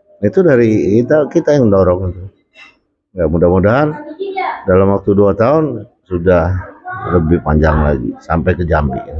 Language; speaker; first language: Indonesian; native; Indonesian